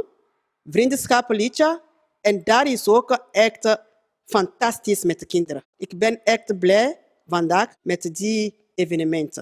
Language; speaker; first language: Dutch; non-native, fluent; French